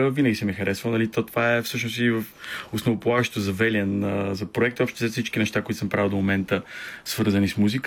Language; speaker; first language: Bulgarian; native; Bulgarian